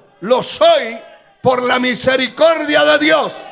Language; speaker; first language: Spanish; native; Spanish